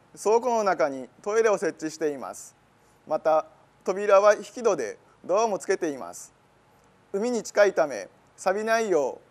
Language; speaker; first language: Japanese; native; Japanese